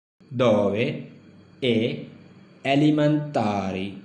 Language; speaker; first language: Italian; non-native, learner; Urdu